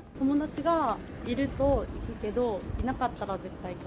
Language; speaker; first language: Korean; non-native, learner; Japanese